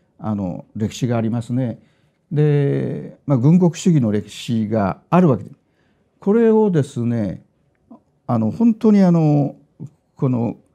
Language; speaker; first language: Japanese; native; Japanese